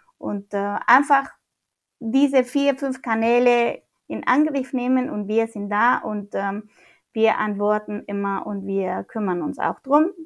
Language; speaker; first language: German; non-native, fluent; Spanish